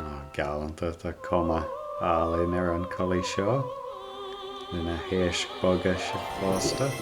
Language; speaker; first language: Irish; non-native, local second language; English